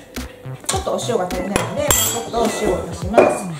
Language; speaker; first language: Japanese; native; Japanese